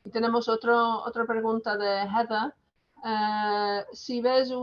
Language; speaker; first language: Spanish; non-native, fluent; English